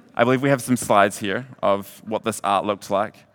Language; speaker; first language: English; native; English